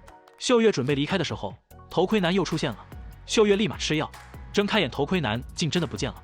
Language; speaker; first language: Chinese; native; Chinese